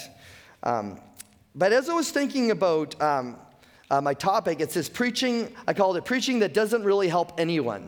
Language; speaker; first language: English; native; English